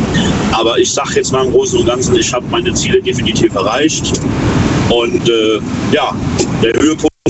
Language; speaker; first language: German; native; German